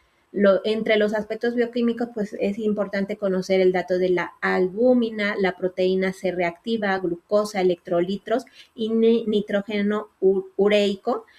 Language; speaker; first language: Spanish; native; Spanish